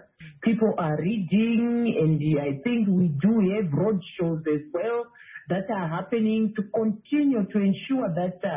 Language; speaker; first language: English; non-native, local second language; Shona